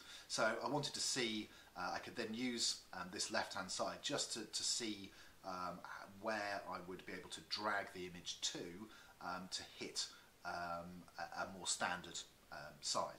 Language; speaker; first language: English; native; English